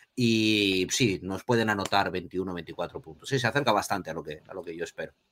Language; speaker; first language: Spanish; early bilingual, other home language; Portuguese